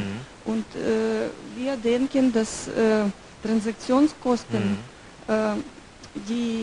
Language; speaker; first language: German; non-native, learner; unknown